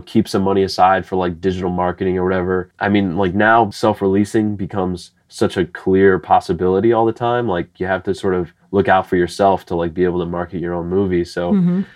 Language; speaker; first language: English; native; English